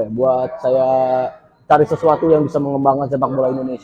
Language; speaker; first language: Indonesian; native; Indonesian